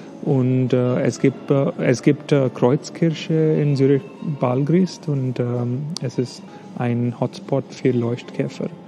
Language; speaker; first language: German; non-native, learner; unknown